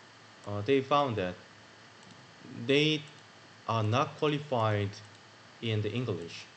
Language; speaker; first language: English; non-native, learner; Korean